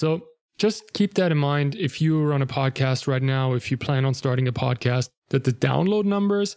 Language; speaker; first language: English; non-native, fluent; German